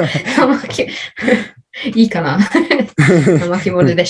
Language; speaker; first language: Japanese; non-native, learner; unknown